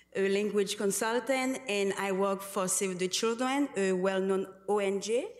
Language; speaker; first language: English; non-native, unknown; Haitian Creole